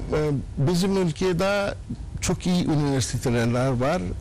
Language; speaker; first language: Turkish; non-native, learner; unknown